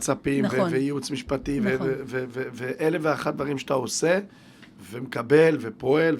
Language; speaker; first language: Hebrew; native; Hebrew